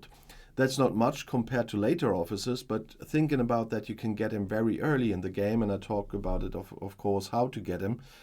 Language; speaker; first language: English; non-native, fluent; German